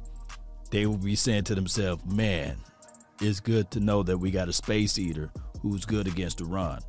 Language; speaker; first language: English; native; English